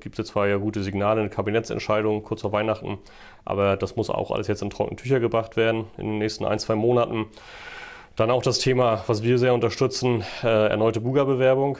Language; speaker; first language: German; native; German